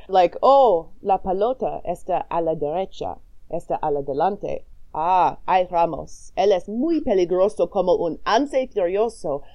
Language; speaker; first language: Spanish; non-native, learner; English